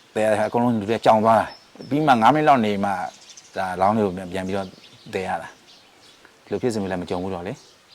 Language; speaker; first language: Burmese; native; Burmese